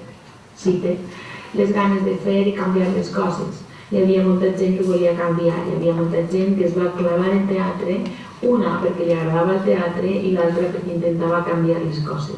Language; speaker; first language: Catalan; native; Catalan